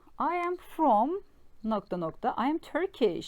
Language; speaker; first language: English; non-native, learner; Turkish